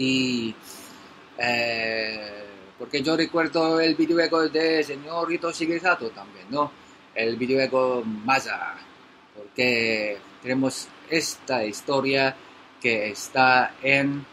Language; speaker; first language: Spanish; non-native, learner; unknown